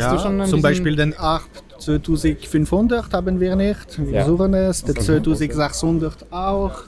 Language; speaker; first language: German; non-native, fluent; French